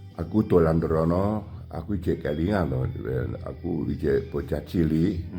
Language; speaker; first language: Javanese; early bilingual, heritage; Javanese